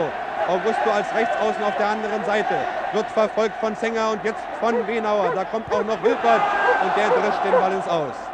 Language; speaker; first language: German; native; German